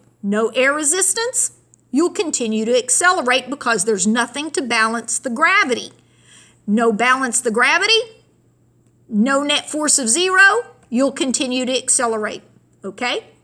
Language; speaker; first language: English; native; English